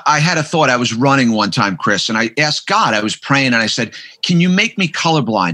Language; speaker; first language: English; native; English